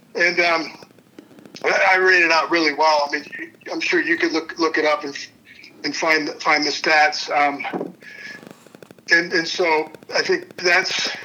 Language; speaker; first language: English; native; English